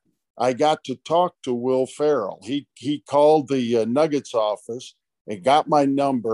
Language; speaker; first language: English; native; English